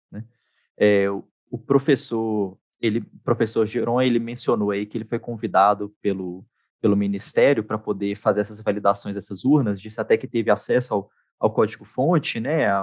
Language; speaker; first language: Portuguese; native; Portuguese